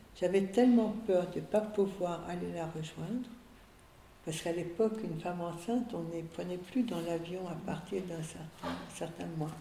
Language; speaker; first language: French; early bilingual, other home language; Hungarian